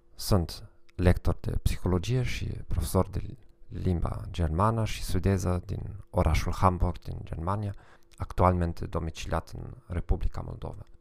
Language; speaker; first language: Romanian; non-native, fluent; German